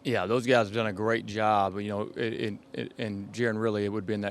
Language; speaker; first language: English; native; English